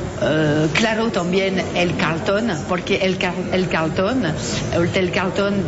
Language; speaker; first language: Spanish; non-native, learner; French